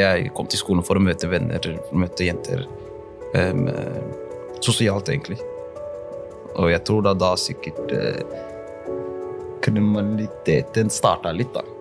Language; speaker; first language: Norwegian; early bilingual, other home language; Somali